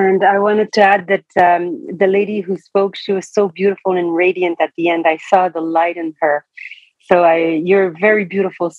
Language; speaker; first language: English; non-native, fluent; French